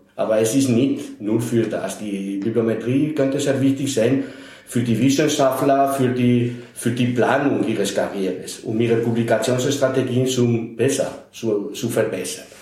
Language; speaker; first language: German; non-native, fluent; Spanish